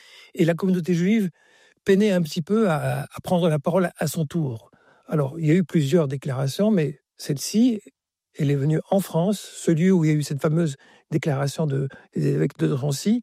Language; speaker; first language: French; native; French